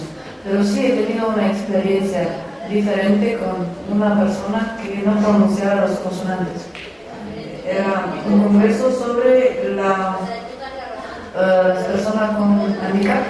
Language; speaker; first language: Spanish; non-native, fluent; Romanian